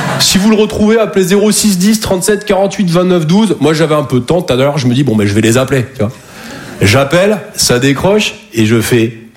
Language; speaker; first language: French; native; French